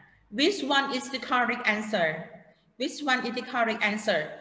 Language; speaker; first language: English; non-native, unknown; Thai